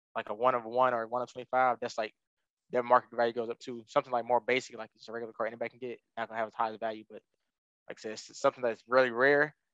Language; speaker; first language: English; native; English